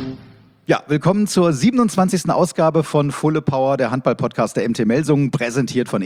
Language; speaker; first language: German; native; German